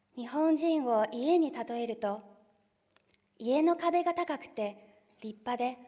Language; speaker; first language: Japanese; non-native, fluent; Chinese